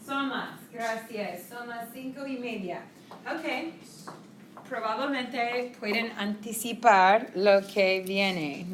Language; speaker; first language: Spanish; non-native, fluent; English